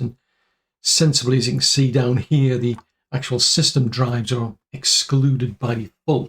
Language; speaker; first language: English; native; English